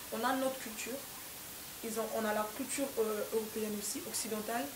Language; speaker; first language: French; non-native, fluent; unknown